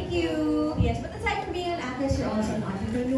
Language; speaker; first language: English; non-native, local second language; Filipino